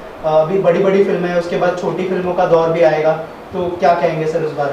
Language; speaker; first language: Hindi; native; Hindi